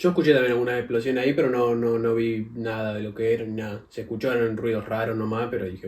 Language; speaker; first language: Spanish; native; Spanish